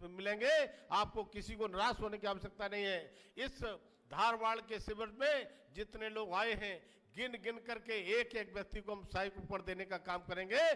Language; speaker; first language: Hindi; native; Hindi